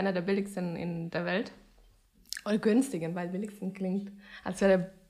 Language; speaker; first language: German; non-native, fluent; Spanish